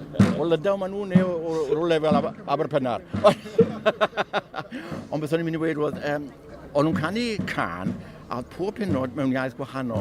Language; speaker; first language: Welsh; native; Welsh